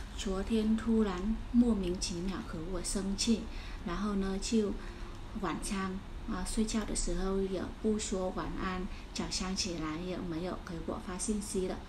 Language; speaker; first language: Chinese; non-native, fluent; Vietnamese